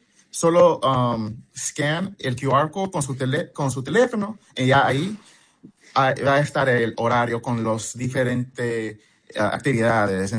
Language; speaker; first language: Spanish; early bilingual, heritage; Spanish